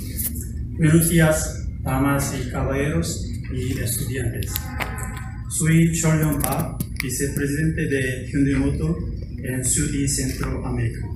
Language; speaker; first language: Spanish; non-native, fluent; Korean